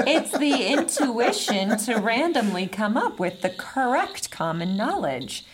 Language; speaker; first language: English; native; English